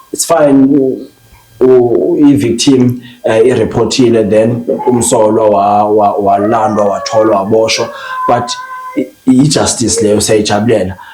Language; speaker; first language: Zulu; non-native, local second language; Xhosa